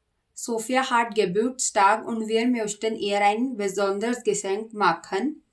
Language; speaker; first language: German; non-native, learner; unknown